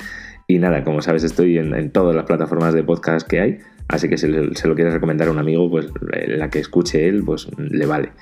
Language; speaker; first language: Spanish; native; Spanish